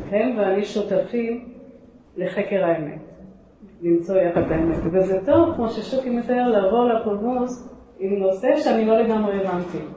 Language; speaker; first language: Hebrew; native; Hebrew